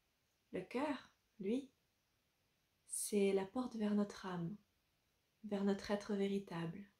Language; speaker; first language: French; native; French